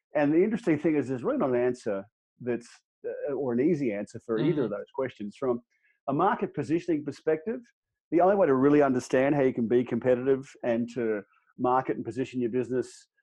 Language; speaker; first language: English; native; English